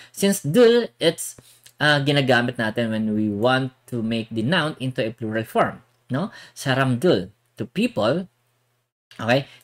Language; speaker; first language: English; non-native, local second language; Filipino